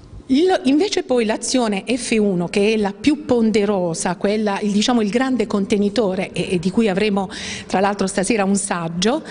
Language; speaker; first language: Italian; native; Italian